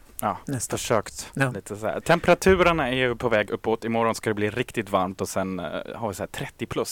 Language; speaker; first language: Swedish; native; Swedish